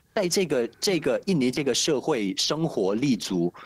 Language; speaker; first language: Chinese; non-native, fluent; Indonesian